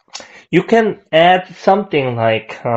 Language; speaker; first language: English; non-native, fluent; Korean